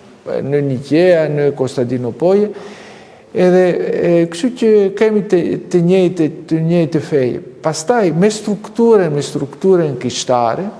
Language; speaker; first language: Albanian; non-native, fluent; Greek